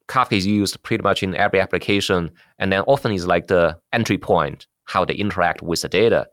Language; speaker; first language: English; non-native, fluent; Chinese